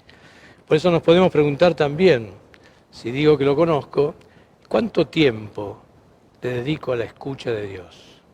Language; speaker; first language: Spanish; native; Spanish